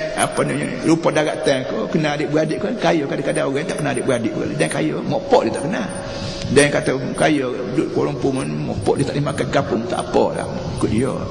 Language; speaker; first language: Malay; native; Malay